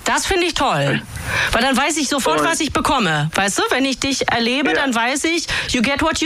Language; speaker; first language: German; native; German